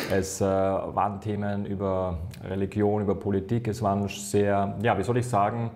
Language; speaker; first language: German; native; German